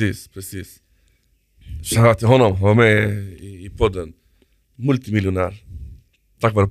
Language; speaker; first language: Swedish; native; Swedish